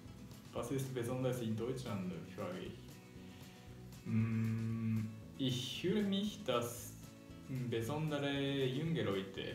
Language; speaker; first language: German; non-native, learner; Japanese